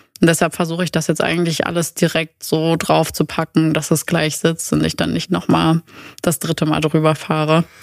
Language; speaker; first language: German; native; German